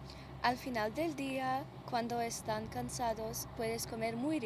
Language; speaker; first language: Spanish; non-native, learner; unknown